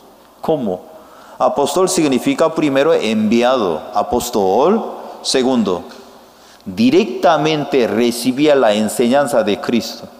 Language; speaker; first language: Spanish; non-native, learner; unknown